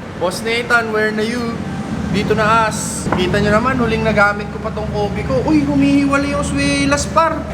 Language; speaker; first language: Filipino; native; Filipino